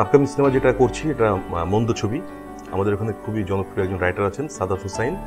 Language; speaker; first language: Bangla; native; Bangla